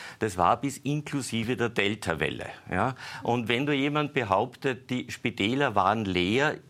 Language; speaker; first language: German; native; German